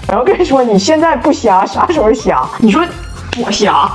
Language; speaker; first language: Chinese; native; Chinese